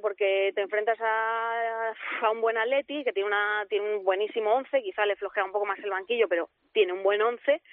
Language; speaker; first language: Spanish; native; Spanish